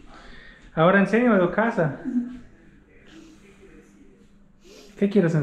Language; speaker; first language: Spanish; non-native, learner; German